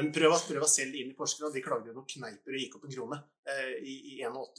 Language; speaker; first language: Norwegian; native; Norwegian